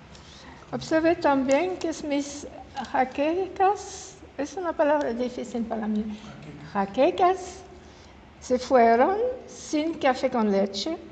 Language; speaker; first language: Spanish; non-native, learner; French